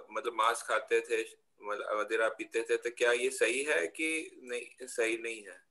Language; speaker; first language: Hindi; non-native, local second language; Gujarati